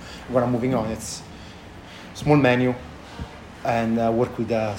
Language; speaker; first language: English; non-native, fluent; Italian